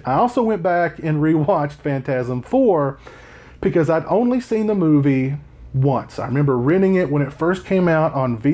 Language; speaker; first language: English; native; English